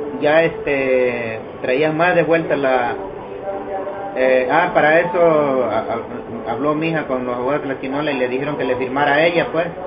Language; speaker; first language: Spanish; native; Spanish